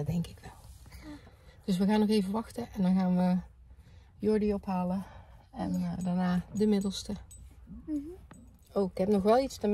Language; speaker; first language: Dutch; native; Dutch